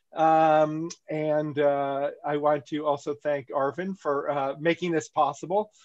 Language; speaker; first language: English; native; English